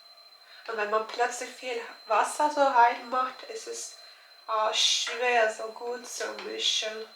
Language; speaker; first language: German; non-native, learner; Turkish